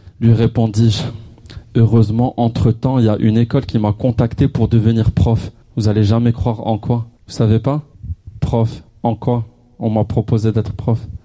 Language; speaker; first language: French; non-native, local second language; Arabic